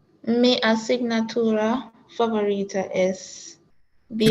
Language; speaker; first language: Spanish; non-native, learner; English